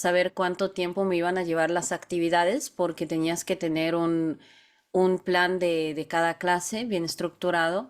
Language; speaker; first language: Spanish; non-native, fluent; Bulgarian